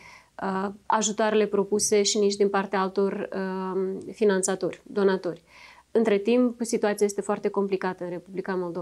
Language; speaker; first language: Romanian; native; Romanian